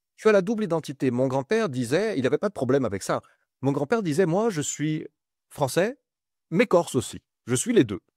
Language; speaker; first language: French; native; French